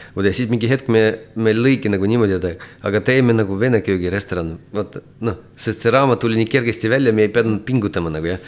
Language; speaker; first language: Estonian; non-native, local second language; Russian